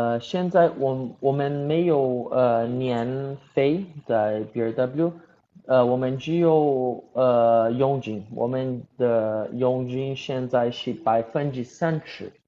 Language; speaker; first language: Chinese; non-native, learner; Portuguese